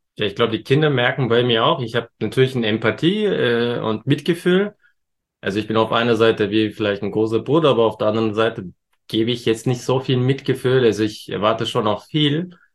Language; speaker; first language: German; early bilingual, other home language; Turkish